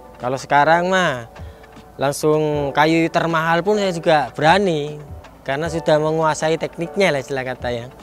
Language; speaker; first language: Indonesian; native; Indonesian